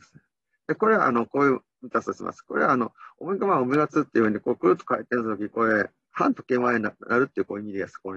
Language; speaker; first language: Japanese; native; Japanese